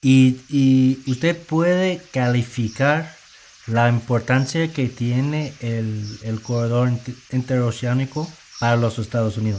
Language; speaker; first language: Spanish; non-native, fluent; English